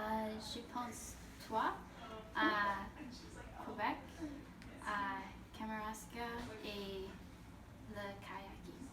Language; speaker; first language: French; non-native, learner; English